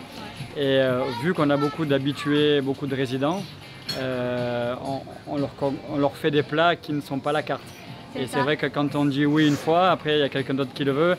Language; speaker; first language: French; native; French